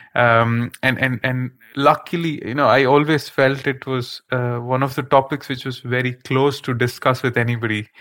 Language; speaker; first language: English; non-native, local second language; Kannada